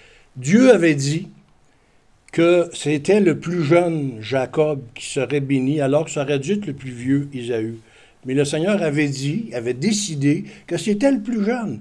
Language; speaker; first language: French; native; French